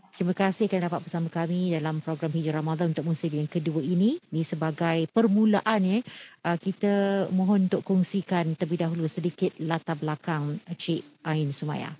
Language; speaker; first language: Malay; native; Malay